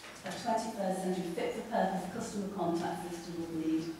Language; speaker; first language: English; native; English